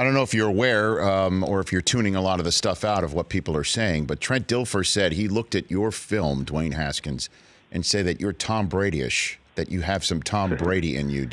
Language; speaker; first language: English; native; English